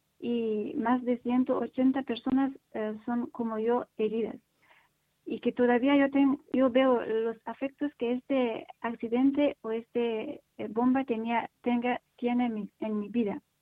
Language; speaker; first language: Spanish; non-native, learner; Persian